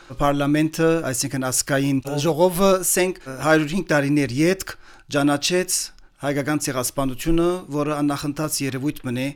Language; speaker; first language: Armenian; early bilingual, heritage; Armenian